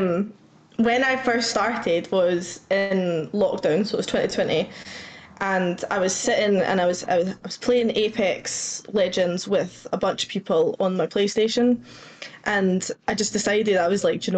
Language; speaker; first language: English; native; English